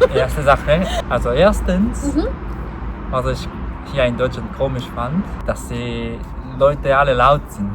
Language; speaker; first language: German; non-native, learner; Japanese